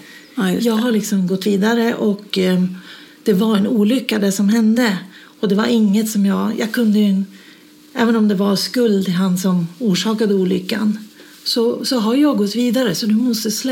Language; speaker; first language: Swedish; native; Swedish